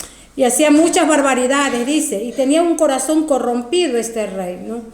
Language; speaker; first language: Spanish; native; Spanish